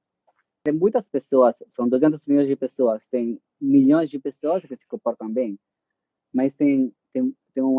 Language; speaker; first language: Portuguese; non-native, fluent; Italian